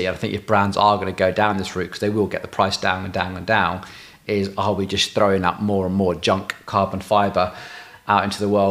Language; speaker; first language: English; native; English